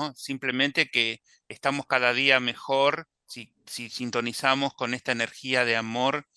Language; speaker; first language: Spanish; native; Spanish